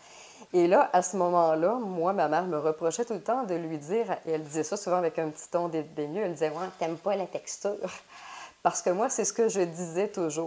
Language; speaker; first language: French; native; French